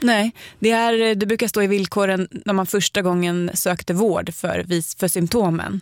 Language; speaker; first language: Swedish; native; Swedish